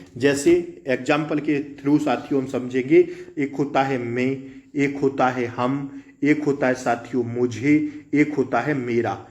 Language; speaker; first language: Hindi; native; Hindi